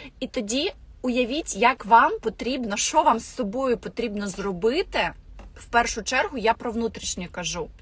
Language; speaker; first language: Ukrainian; non-native, local second language; Russian